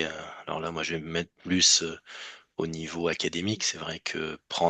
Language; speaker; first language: French; native; French